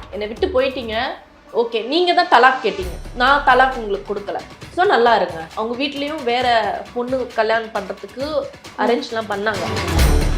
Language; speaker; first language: Tamil; native; Tamil